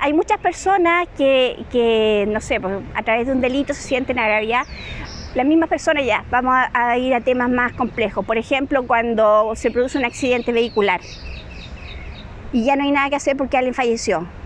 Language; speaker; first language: Spanish; native; Spanish